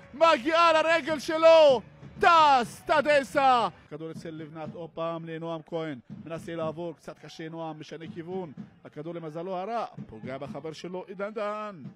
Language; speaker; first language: Hebrew; native; Hebrew